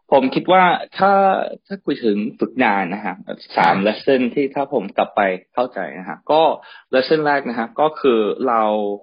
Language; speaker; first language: Thai; early bilingual, heritage; Thai